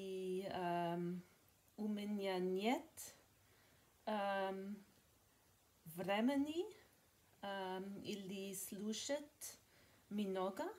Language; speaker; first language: Russian; non-native, learner; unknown